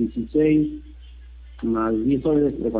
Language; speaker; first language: Spanish; native; Spanish